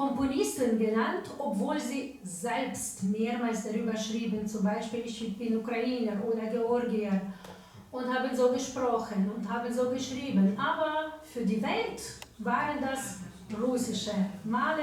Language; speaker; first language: German; non-native, fluent; Ukrainian